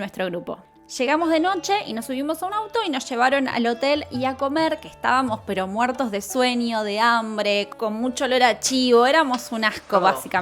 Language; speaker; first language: Spanish; native; Spanish